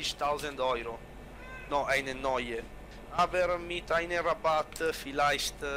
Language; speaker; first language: German; non-native, learner; Italian